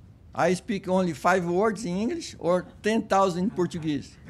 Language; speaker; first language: English; non-native, fluent; Portuguese